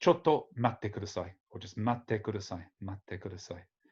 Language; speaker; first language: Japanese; non-native, fluent; English